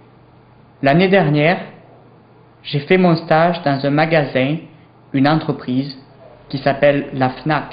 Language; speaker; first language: French; non-native, learner; English